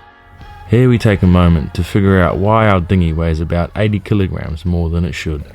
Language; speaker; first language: English; native; English